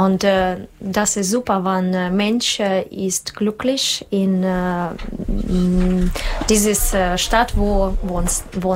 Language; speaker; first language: German; non-native, learner; Russian